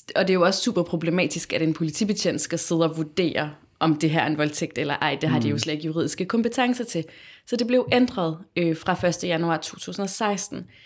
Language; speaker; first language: Danish; native; Danish